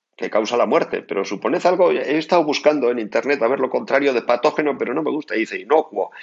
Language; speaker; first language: Spanish; native; Spanish